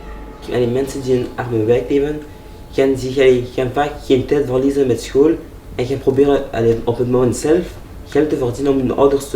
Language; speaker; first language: Dutch; non-native, local second language; French